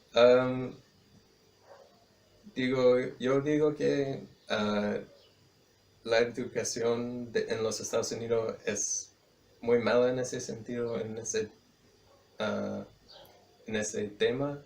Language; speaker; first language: Spanish; non-native, fluent; English